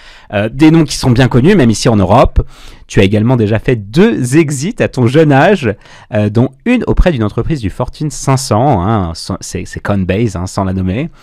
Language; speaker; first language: French; native; French